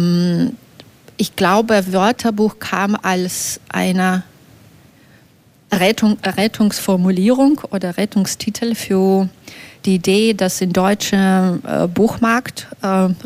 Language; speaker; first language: German; non-native, fluent; Belarusian